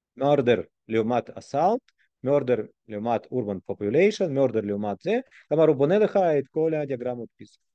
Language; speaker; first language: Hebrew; non-native, fluent; Russian